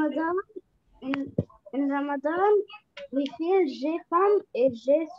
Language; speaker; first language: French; non-native, learner; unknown